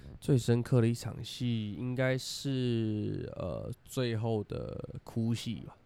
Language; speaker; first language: Chinese; native; Chinese